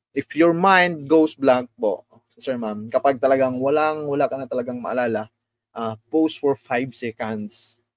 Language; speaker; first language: Filipino; non-native, local second language; Cebuano